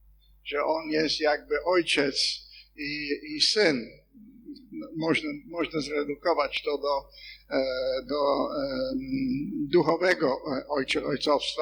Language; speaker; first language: Polish; non-native, fluent; English